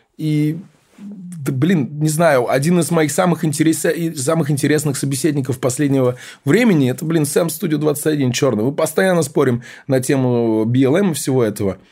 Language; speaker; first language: Russian; early bilingual, heritage; Russian